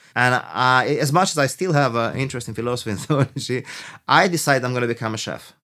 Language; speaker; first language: English; early bilingual, other home language; Albanian